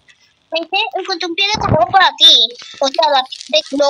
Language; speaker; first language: Spanish; native; Spanish